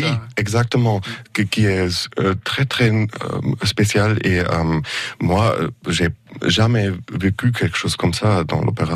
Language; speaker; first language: French; non-native, fluent; German